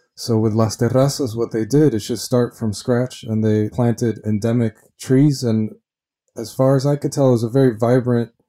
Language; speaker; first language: English; early bilingual, other home language; Spanish